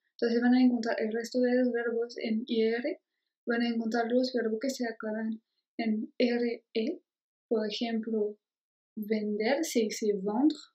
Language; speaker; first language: Spanish; non-native, fluent; French